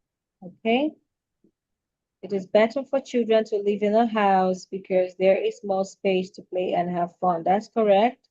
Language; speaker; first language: English; non-native, fluent; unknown